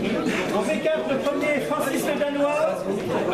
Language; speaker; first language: French; native; French